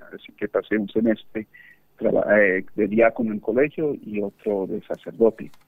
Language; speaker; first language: Spanish; early bilingual, heritage; Spanish